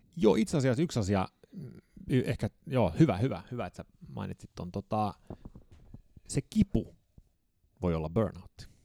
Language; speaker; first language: Finnish; early bilingual, heritage; Finnish